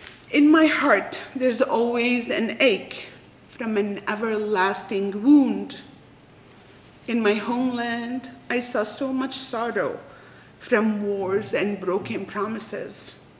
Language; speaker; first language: English; non-native, fluent; Arabic